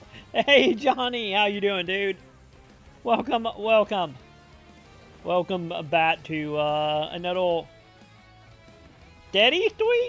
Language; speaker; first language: English; native; English